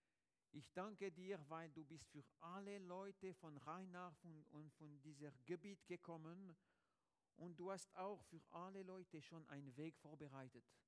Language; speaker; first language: German; non-native, learner; French